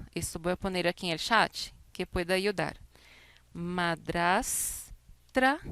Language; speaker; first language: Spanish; non-native, fluent; Portuguese